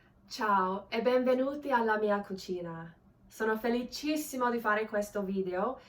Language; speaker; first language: Italian; non-native, learner; English